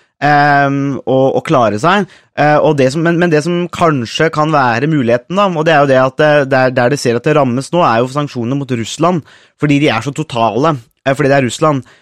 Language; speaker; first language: Norwegian; native; Norwegian